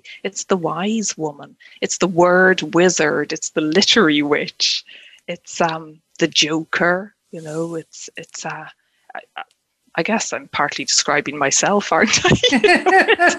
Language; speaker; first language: English; native; English